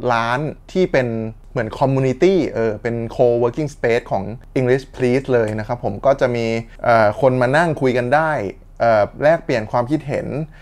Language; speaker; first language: Thai; native; Thai